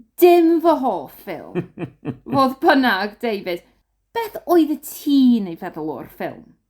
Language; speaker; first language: Welsh; non-native, learner; English